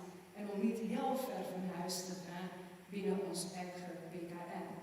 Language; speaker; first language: Dutch; non-native, fluent; German